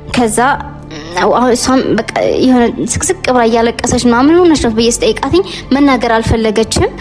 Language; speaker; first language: Amharic; native; Amharic